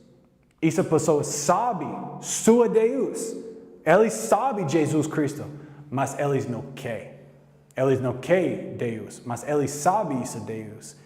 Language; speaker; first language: Portuguese; non-native, learner; English